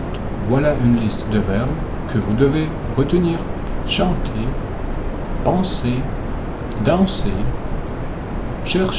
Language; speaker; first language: French; non-native, fluent; Russian